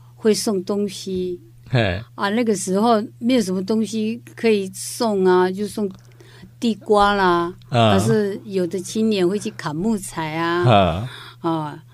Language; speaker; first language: Chinese; non-native, local second language; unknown